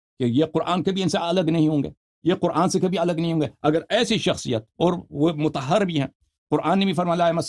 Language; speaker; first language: Urdu; non-native, fluent; Persian